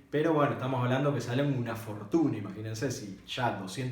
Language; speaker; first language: Spanish; native; Spanish